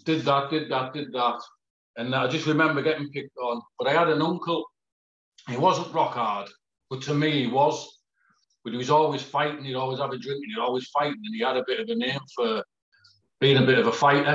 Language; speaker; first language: English; native; English